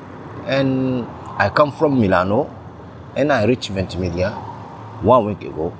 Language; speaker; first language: English; non-native, learner; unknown